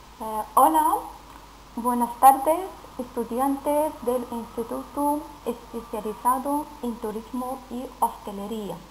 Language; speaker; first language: Spanish; non-native, fluent; Arabic